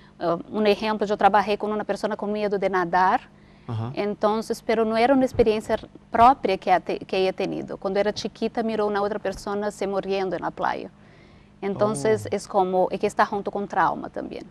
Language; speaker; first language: Spanish; non-native, fluent; Portuguese